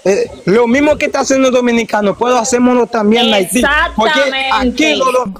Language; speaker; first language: Spanish; non-native, learner; Haitian Creole